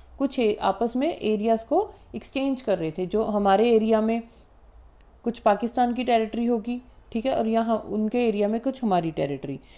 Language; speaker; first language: Hindi; non-native, local second language; Punjabi